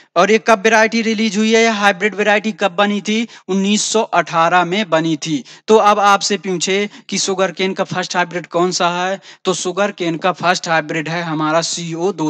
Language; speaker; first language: Hindi; native; Hindi